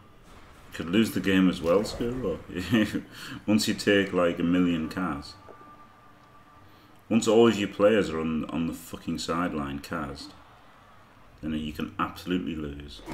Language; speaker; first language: English; native; English